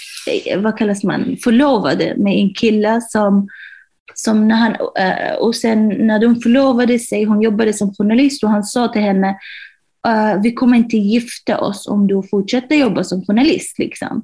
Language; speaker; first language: Swedish; non-native, fluent; Arabic